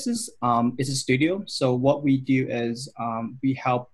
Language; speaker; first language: English; non-native, local second language; Cantonese